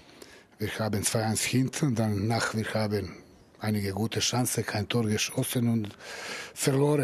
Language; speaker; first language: German; non-native, fluent; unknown